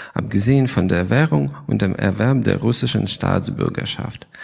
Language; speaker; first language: German; non-native, fluent; Ukrainian